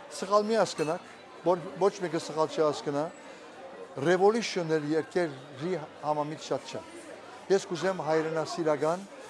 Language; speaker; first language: Armenian; early bilingual, heritage; Armenian